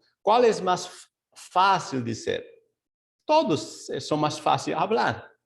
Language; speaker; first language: Portuguese; non-native, fluent; Spanish